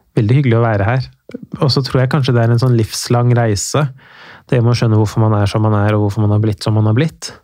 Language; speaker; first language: Norwegian; early bilingual, other home language; Persian